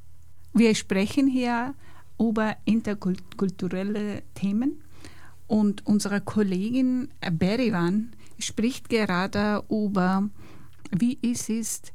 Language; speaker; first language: German; non-native, learner; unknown